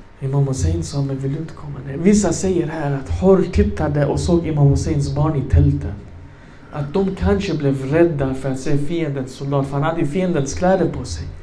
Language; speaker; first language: Swedish; non-native, fluent; Arabic